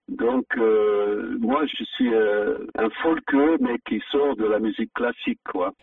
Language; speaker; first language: French; non-native, fluent; English